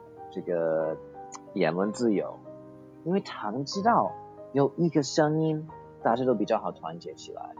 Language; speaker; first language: Chinese; non-native, fluent; English